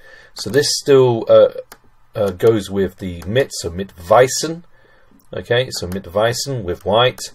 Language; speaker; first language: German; non-native, fluent; English